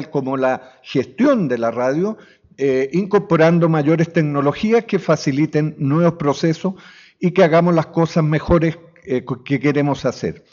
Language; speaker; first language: Spanish; native; Spanish